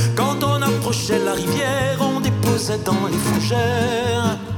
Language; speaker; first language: Dutch; non-native, fluent; French